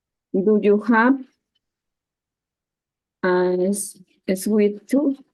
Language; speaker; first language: English; non-native, learner; Spanish